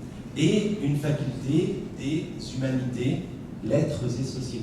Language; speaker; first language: French; native; French